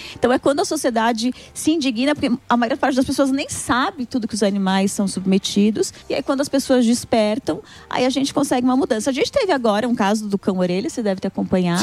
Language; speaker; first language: Portuguese; native; Portuguese